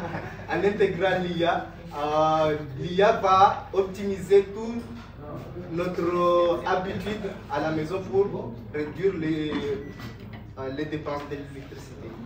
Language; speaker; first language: French; non-native, local second language; Ngazidja Comorian